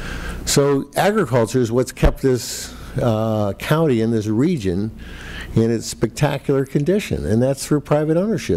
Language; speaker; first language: English; native; English